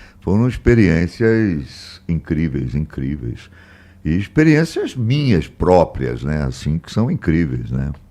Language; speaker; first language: Portuguese; native; Portuguese